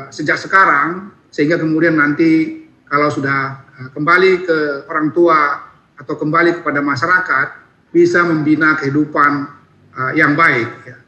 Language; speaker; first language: Indonesian; native; Indonesian